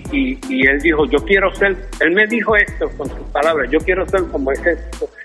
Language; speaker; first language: Spanish; early bilingual, heritage; Spanish